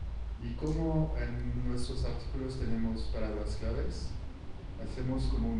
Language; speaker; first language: Spanish; non-native, fluent; French